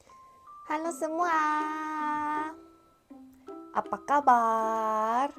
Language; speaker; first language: Indonesian; non-native, learner; Korean